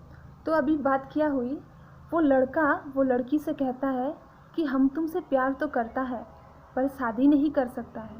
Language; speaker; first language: Hindi; non-native, local second language; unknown